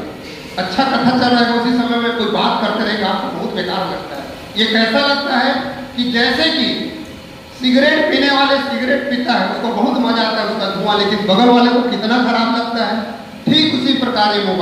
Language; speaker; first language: Hindi; native; Hindi